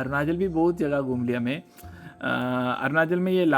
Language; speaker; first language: Hindi; non-native, local second language; Malayalam